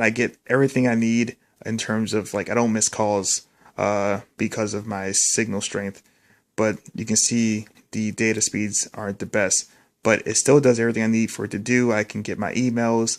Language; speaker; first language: English; native; English